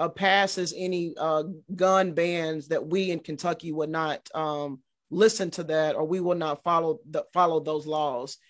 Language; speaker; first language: English; native; English